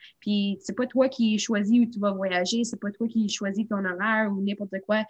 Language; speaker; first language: French; non-native, local second language; English